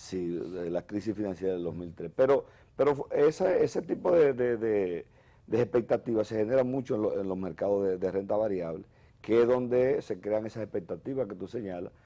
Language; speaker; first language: Spanish; native; Spanish